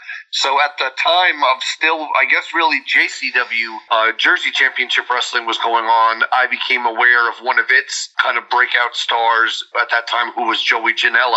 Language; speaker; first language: English; native; English